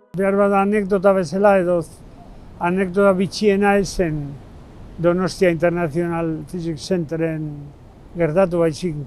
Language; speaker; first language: Basque; non-native, local second language; Spanish